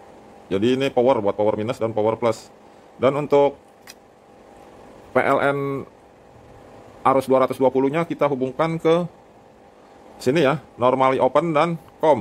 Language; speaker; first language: Indonesian; native; Indonesian